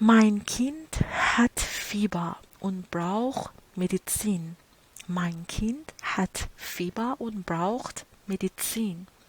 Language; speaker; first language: German; non-native, fluent; Persian